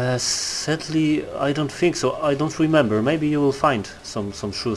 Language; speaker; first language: English; non-native, learner; Polish